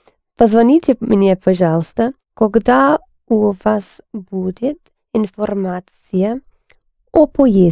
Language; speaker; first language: Russian; non-native, learner; English